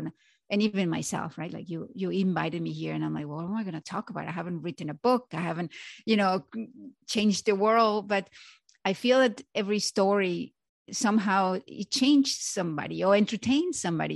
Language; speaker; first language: English; non-native, fluent; Spanish